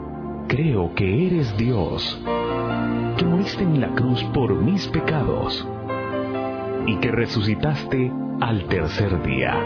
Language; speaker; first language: Spanish; native; Spanish